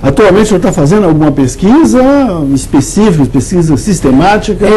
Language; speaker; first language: Portuguese; native; Portuguese